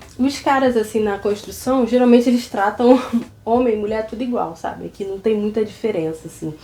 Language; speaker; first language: Portuguese; native; Portuguese